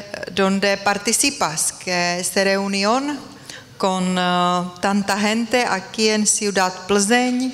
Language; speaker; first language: Spanish; non-native, learner; Czech